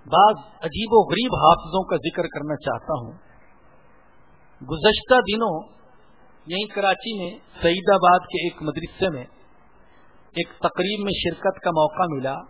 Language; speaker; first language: Urdu; native; Urdu